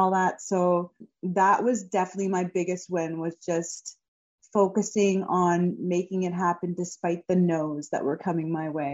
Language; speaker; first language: English; native; English